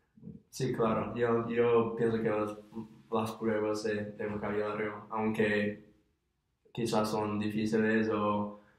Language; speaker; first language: Spanish; non-native, fluent; English